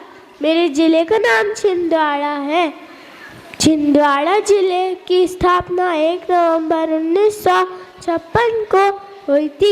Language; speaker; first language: Hindi; native; Hindi